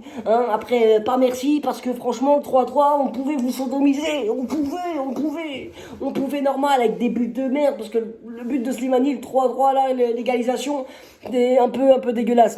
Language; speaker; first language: French; native; French